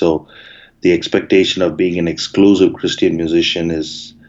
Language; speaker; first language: English; non-native, local second language; Malayalam